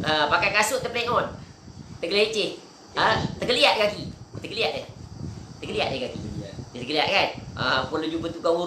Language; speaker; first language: Malay; native; Malay